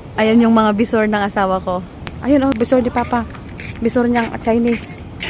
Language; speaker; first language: Filipino; native; Filipino